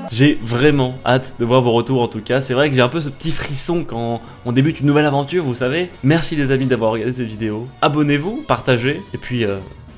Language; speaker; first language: French; native; French